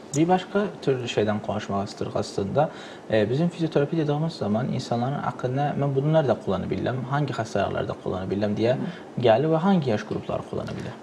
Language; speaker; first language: Turkish; native; Turkish